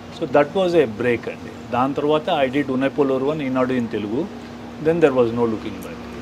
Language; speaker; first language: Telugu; native; Telugu